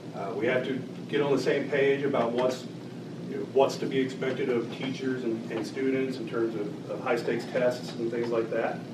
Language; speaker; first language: English; native; English